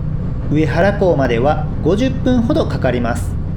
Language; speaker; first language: Japanese; native; Japanese